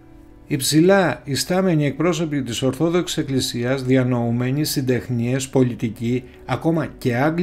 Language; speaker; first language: Greek; native; Greek